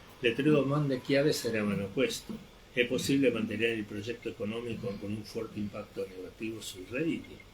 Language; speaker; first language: Italian; non-native, fluent; Spanish